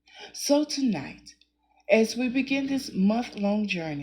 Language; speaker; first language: English; native; English